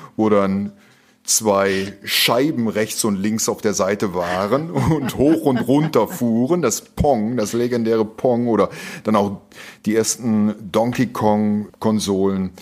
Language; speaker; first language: German; native; German